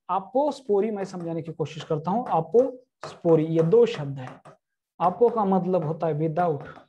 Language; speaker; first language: Hindi; non-native, local second language; Marathi